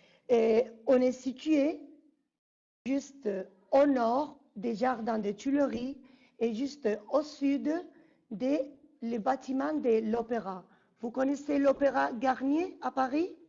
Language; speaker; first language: French; non-native, fluent; Spanish